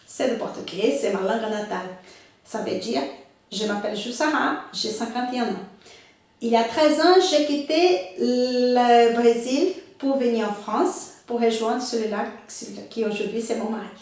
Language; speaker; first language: French; non-native, fluent; Portuguese